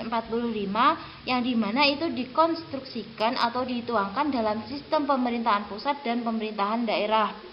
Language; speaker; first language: Indonesian; native; Indonesian